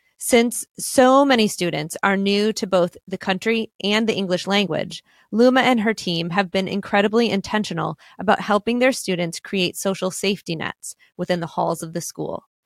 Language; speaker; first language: English; native; English